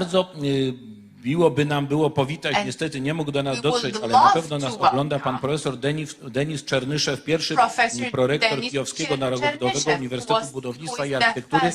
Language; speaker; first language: Polish; native; Polish